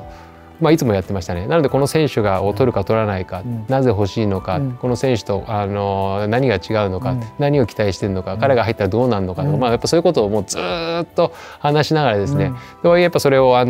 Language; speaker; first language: Japanese; native; Japanese